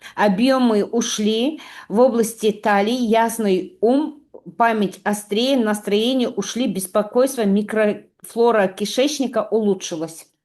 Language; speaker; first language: Russian; non-native, local second language; Kazakh